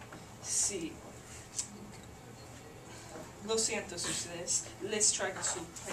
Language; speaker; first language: Spanish; non-native, learner; English